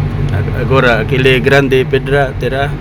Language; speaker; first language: Portuguese; non-native, learner; Filipino